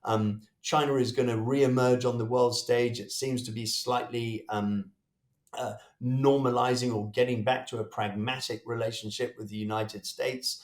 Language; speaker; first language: English; native; English